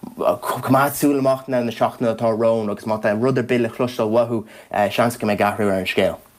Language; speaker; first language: Irish; native; Irish